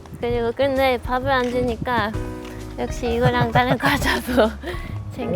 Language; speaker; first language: Korean; non-native, fluent; Dutch